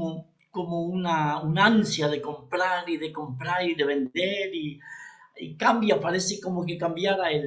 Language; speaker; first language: Spanish; native; Spanish